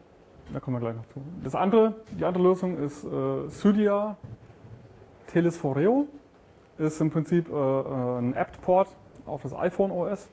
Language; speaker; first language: German; native; German